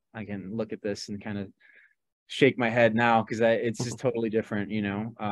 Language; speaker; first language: English; native; English